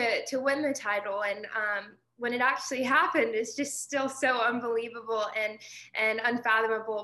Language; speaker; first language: English; native; English